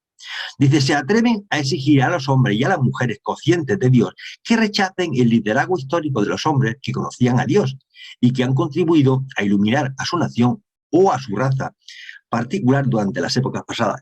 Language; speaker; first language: Spanish; native; Spanish